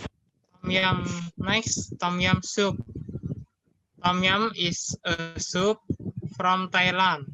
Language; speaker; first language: English; non-native, learner; Indonesian